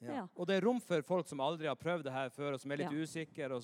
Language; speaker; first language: Norwegian; native; Norwegian